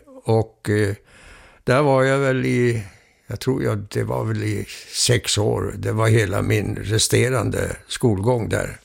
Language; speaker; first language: Swedish; early bilingual, heritage; Swedish